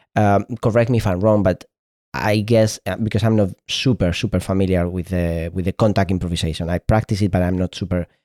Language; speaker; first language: English; non-native, fluent; Spanish